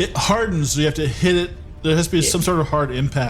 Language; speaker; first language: English; native; English